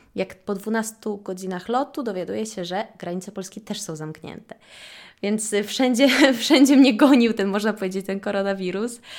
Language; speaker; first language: Polish; native; Polish